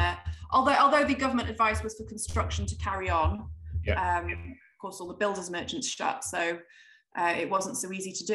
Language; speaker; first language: English; native; English